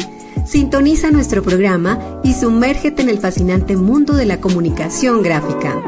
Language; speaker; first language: Spanish; native; Spanish